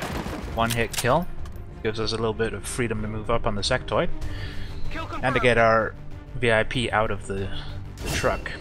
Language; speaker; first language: English; native; English